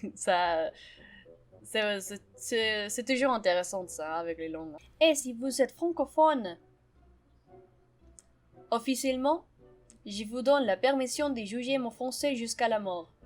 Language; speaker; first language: French; non-native, fluent; Spanish